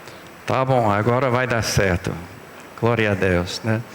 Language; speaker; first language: Portuguese; non-native, fluent; English